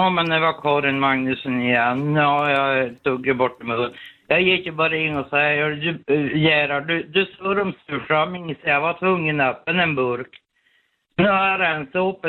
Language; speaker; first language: Swedish; native; Swedish